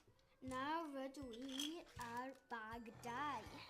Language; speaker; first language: Welsh; non-native, local second language; English